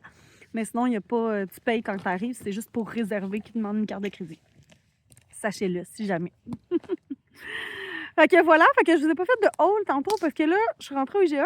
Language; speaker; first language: French; native; French